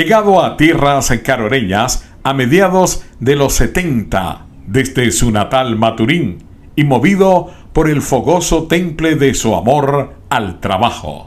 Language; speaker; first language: Spanish; native; Spanish